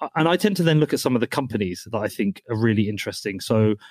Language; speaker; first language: English; native; English